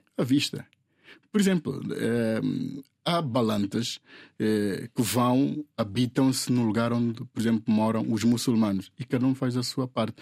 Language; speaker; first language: Portuguese; non-native, local second language; Upper Guinea Crioulo